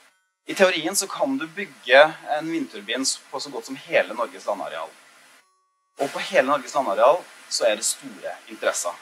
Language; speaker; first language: Norwegian; native; Norwegian